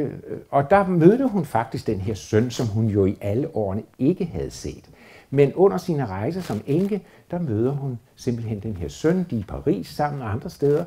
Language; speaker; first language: Danish; native; Danish